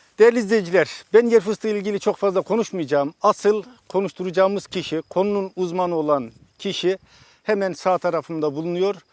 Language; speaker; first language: Turkish; native; Turkish